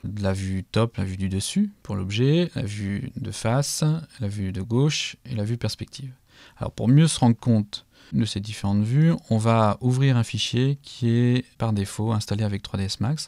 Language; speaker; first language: French; native; French